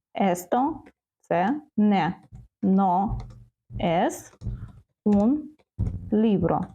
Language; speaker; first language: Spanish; non-native, fluent; Ukrainian